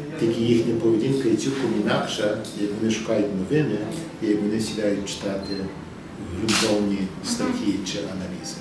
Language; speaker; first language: Ukrainian; early bilingual, heritage; English